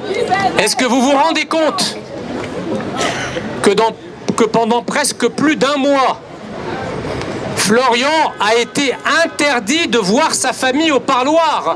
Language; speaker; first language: French; early bilingual, other home language; Arabic